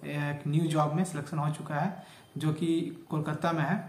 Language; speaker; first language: Hindi; native; Hindi